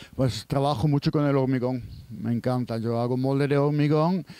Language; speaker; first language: Spanish; non-native, fluent; Swiss German